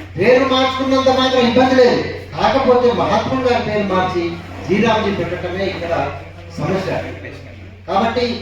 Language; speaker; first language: Telugu; non-native, local second language; Lambadi